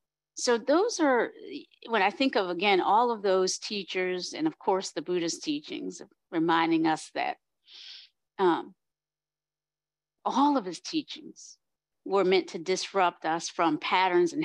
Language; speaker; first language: English; native; English